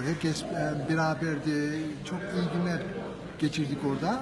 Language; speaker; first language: Turkish; early bilingual, heritage; Turkish